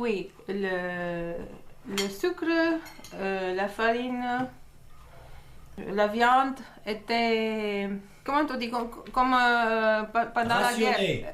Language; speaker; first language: French; non-native, fluent; Romanian